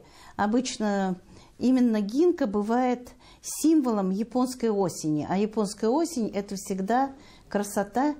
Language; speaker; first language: Russian; native; Russian